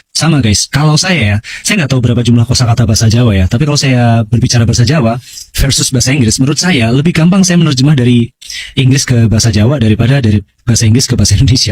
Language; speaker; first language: Indonesian; non-native, local second language; Javanese